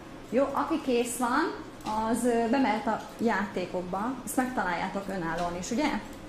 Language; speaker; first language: Hungarian; native; Hungarian